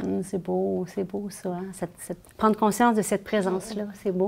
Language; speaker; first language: French; native; French